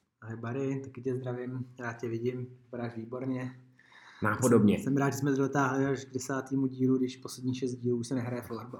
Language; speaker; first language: Czech; native; Czech